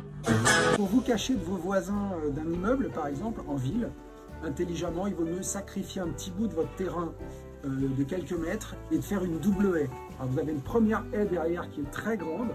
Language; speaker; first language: French; native; French